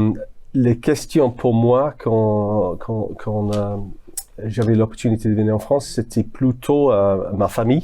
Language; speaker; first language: French; non-native, fluent; English